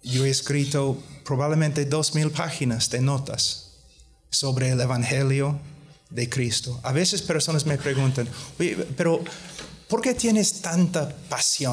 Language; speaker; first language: Spanish; non-native, fluent; English